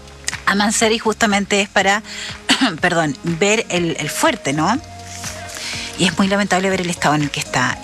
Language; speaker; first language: Spanish; native; Spanish